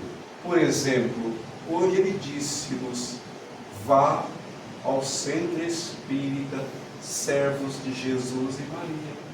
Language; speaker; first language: Portuguese; native; Portuguese